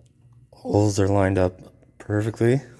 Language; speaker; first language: English; native; English